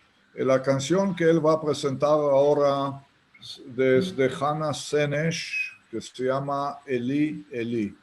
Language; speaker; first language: Spanish; non-native, fluent; Hebrew